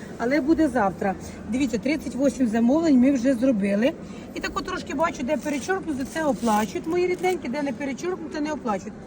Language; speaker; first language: Ukrainian; non-native, local second language; Russian